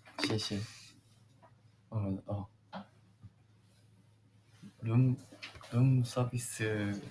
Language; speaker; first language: Chinese; non-native, learner; Korean